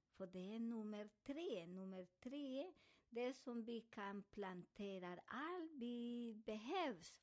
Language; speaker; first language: Swedish; non-native, fluent; Spanish